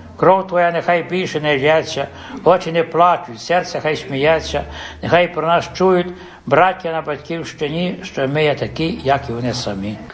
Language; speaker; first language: Ukrainian; early bilingual, heritage; Ukrainian